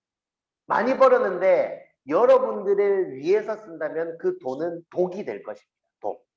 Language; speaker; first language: Korean; native; Korean